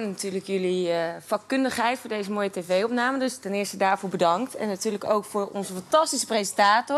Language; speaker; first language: Dutch; native; Dutch